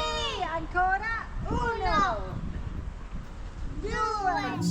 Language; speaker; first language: Italian; non-native, learner; English